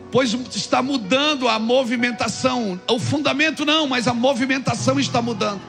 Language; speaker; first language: Portuguese; native; Portuguese